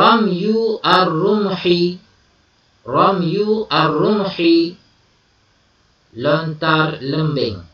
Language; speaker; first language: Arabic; non-native, fluent; Malay